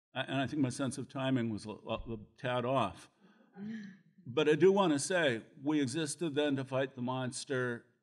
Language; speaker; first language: English; native; English